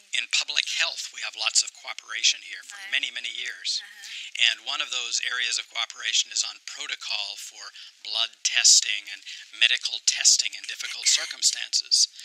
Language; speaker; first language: English; native; English